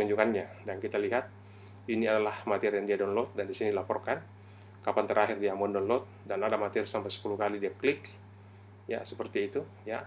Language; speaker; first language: Indonesian; native; Indonesian